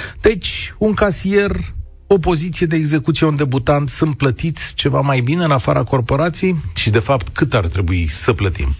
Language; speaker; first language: Romanian; native; Romanian